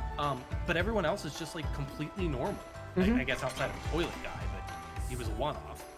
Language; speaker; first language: English; native; English